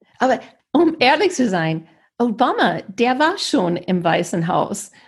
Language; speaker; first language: German; non-native, fluent; English